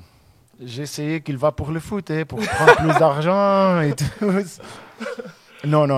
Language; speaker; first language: French; non-native, learner; Portuguese